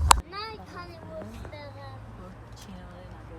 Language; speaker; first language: Armenian; early bilingual, heritage; Armenian